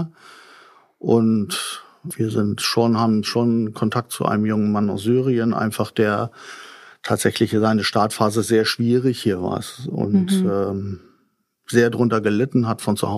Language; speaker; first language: German; native; German